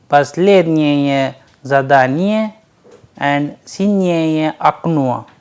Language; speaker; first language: Russian; non-native, fluent; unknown